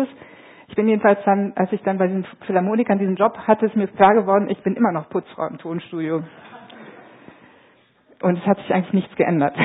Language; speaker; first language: German; native; German